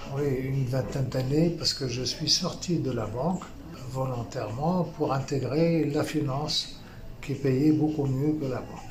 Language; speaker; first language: French; non-native, local second language; Arabic